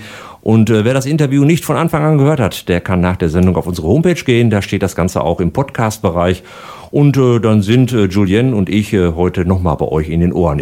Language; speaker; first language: German; native; German